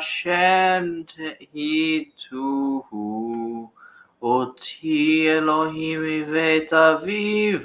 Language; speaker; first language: Hebrew; non-native, learner; English